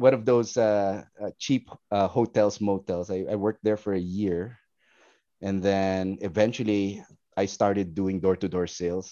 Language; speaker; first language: English; non-native, local second language; Filipino